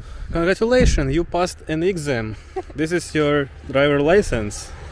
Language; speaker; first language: English; non-native, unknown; Ukrainian